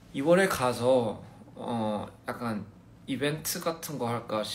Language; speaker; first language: Korean; early bilingual, heritage; Korean